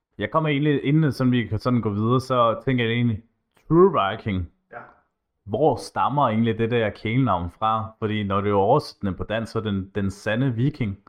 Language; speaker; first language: Danish; native; Danish